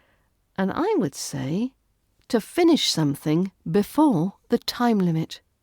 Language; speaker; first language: English; native; English